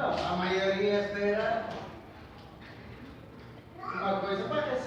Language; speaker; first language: Portuguese; non-native, learner; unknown